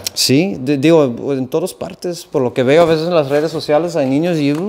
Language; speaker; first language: Spanish; non-native, fluent; Dutch